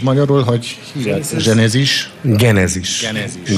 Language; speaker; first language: German; non-native, learner; Hungarian